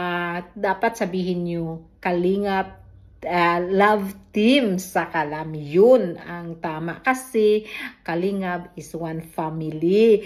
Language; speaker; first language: Filipino; non-native, local second language; Cebuano